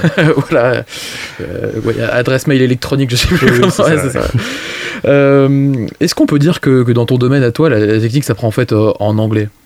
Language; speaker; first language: French; native; French